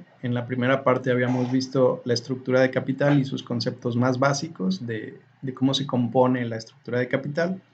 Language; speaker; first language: Spanish; native; Spanish